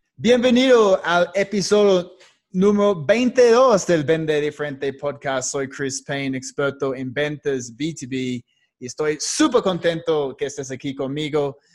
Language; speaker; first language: Spanish; non-native, fluent; English